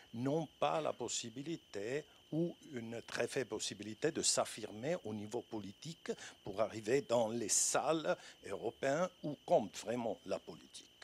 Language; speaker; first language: French; non-native, fluent; Italian